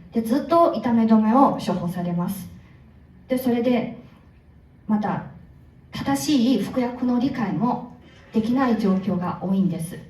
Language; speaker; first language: Japanese; non-native, fluent; Korean